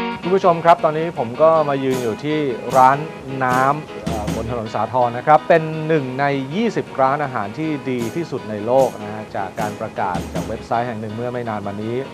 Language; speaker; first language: Thai; native; Thai